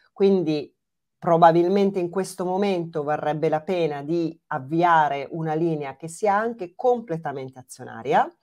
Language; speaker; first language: Italian; native; Italian